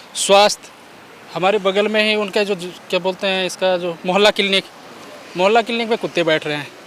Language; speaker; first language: Hindi; native; Hindi